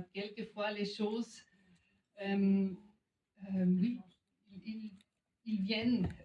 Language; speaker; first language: French; non-native, fluent; German